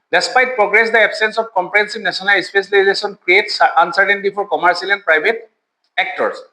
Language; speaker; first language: English; non-native, local second language; Assamese